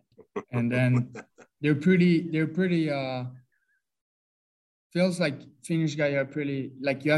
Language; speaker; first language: English; non-native, fluent; French